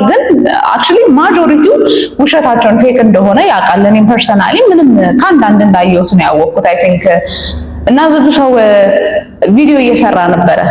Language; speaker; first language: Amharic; native; Amharic